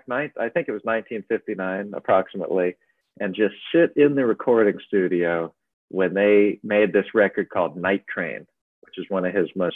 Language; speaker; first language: English; native; English